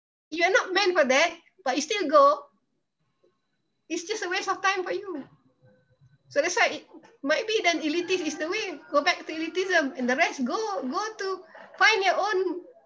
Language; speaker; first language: English; non-native, local second language; Malay